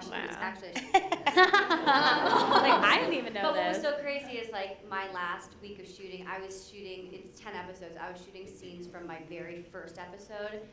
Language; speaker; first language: English; native; English